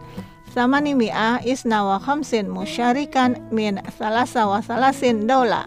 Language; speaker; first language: Arabic; non-native, fluent; Indonesian